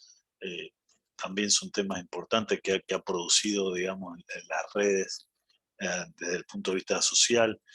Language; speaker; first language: Spanish; native; Spanish